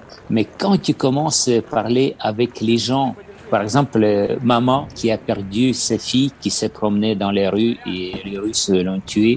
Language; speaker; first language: French; non-native, fluent; Ukrainian